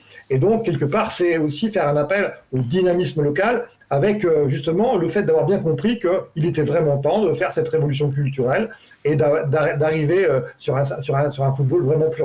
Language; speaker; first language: French; native; French